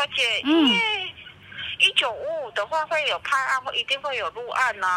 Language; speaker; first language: Chinese; native; Chinese